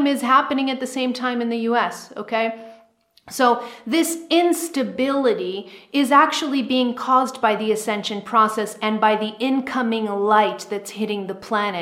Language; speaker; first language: English; native; English